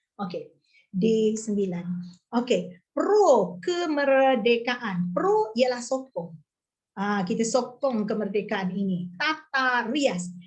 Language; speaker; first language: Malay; native; Malay